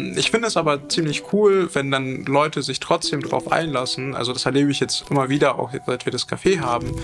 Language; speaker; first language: German; early bilingual, other home language; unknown